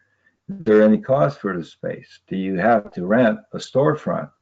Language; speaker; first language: English; native; English